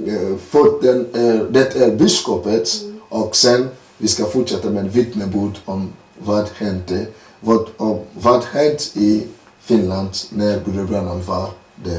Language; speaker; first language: Swedish; non-native, learner; French